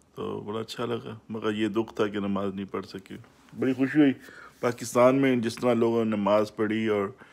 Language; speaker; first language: Urdu; non-native, local second language; Saraiki